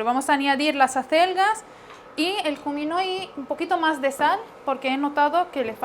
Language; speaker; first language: Spanish; non-native, fluent; Arabic